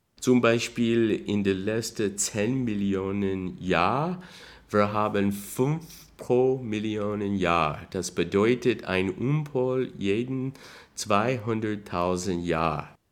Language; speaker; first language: German; non-native, learner; English